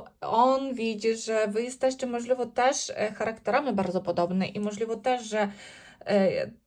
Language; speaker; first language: Polish; non-native, learner; Ukrainian